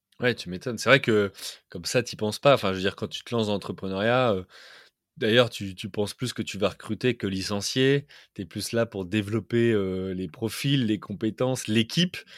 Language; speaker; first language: French; native; French